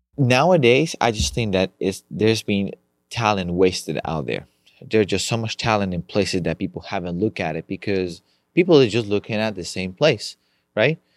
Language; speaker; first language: English; non-native, fluent; Spanish